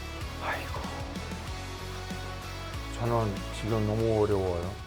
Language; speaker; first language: Korean; non-native, learner; Italian